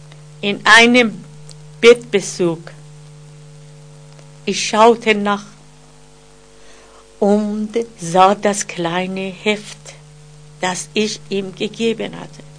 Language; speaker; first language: German; non-native, fluent; Persian